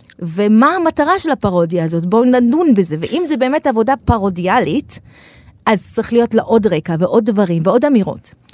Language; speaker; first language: Hebrew; non-native, local second language; Arabic